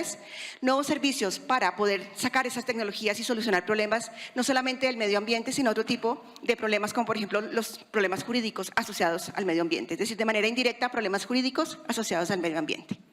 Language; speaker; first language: Spanish; native; Spanish